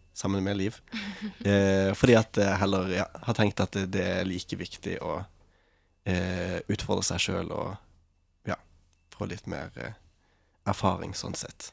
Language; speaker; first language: Norwegian; native; Norwegian